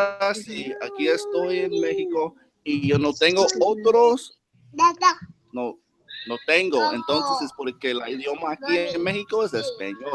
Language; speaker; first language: Spanish; non-native, learner; English